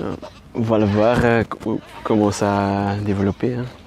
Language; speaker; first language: French; non-native, learner; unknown